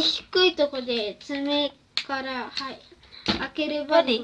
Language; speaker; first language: Japanese; early bilingual, other home language; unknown